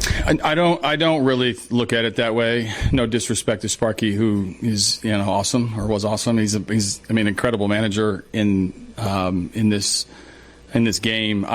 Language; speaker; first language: English; native; English